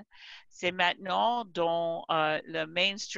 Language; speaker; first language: French; non-native, fluent; English